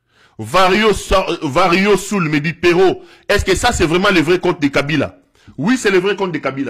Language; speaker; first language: French; non-native, local second language; Lingala